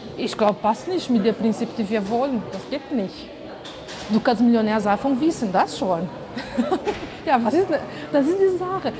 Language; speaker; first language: German; non-native, fluent; Portuguese